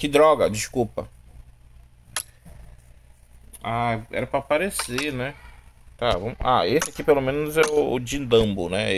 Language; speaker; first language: Portuguese; native; Portuguese